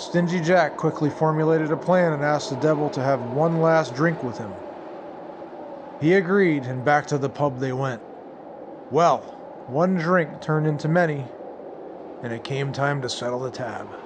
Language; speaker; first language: English; native; English